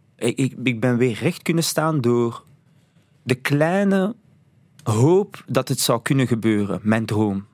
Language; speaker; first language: Dutch; early bilingual, other home language; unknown